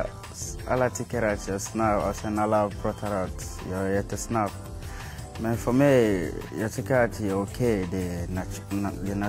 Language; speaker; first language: Swedish; non-native, fluent; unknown